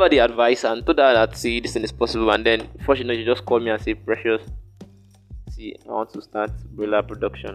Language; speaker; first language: English; non-native, local second language; Yoruba